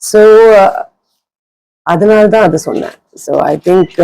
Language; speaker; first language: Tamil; non-native, fluent; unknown